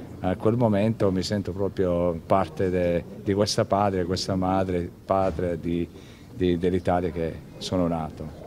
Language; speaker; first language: Italian; early bilingual, heritage; Italian